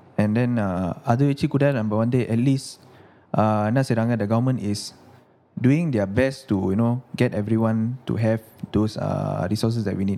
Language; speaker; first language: English; non-native, local second language; Tamil